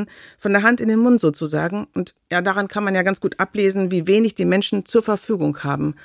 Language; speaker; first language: German; native; German